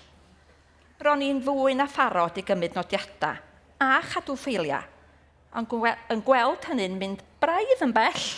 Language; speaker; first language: Welsh; native; Welsh